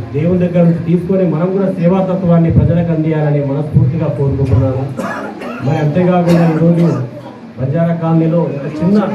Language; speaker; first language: Telugu; non-native, local second language; Lambadi